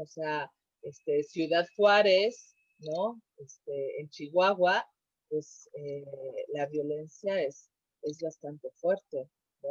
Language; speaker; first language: Spanish; native; Spanish